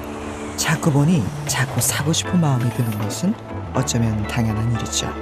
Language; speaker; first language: Korean; native; Korean